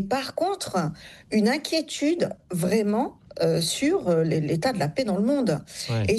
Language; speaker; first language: French; native; French